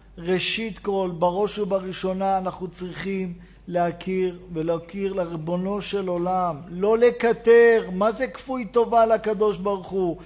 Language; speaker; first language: Hebrew; native; Hebrew